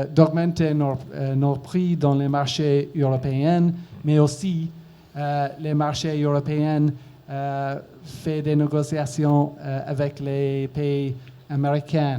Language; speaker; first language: French; non-native, learner; English